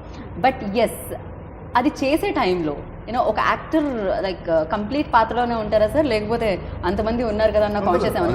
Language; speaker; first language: Telugu; native; Telugu